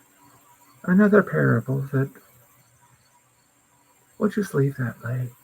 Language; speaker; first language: English; native; English